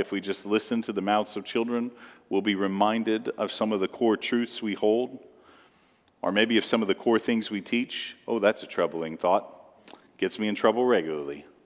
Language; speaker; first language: English; native; English